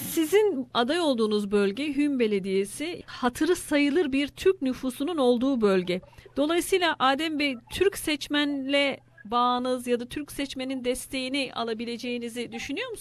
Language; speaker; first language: Turkish; native; Turkish